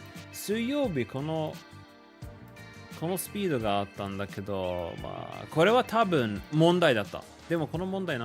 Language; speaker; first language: Japanese; non-native, learner; English